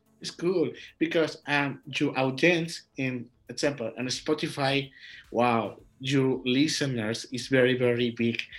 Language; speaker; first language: English; non-native, learner; Spanish